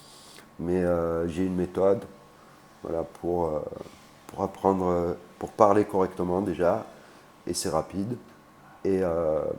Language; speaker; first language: French; native; French